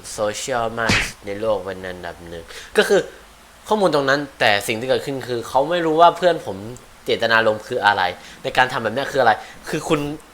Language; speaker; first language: Thai; native; Thai